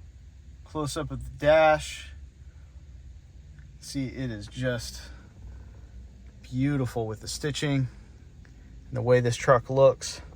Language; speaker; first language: English; native; English